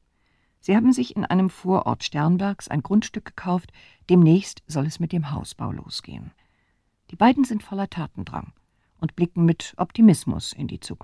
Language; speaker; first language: German; native; German